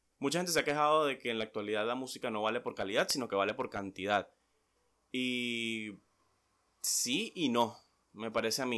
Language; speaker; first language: Spanish; native; Spanish